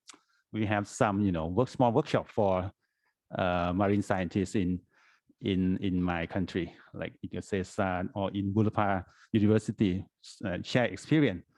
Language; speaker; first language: English; non-native, fluent; Thai